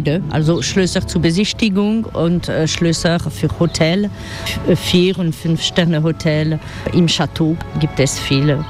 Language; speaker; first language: German; non-native, fluent; French